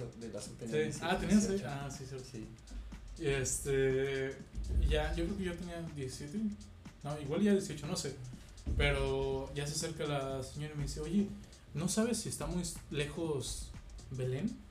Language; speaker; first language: Spanish; native; Spanish